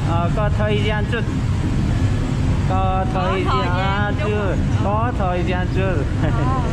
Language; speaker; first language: Vietnamese; non-native, learner; Korean